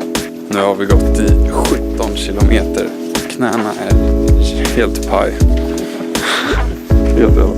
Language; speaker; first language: Swedish; native; Swedish